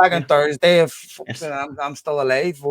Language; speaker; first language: English; native; English